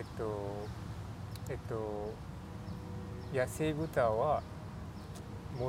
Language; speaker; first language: Japanese; non-native, learner; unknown